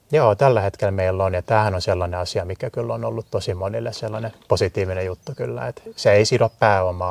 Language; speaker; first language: Finnish; native; Finnish